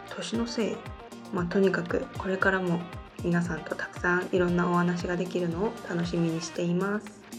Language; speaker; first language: Japanese; non-native, fluent; Korean